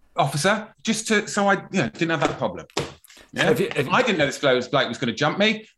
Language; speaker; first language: English; native; English